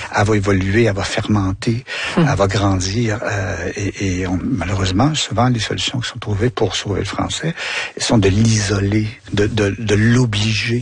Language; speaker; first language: French; native; French